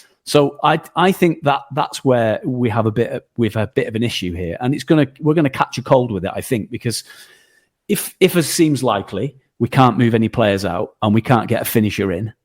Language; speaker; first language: English; native; English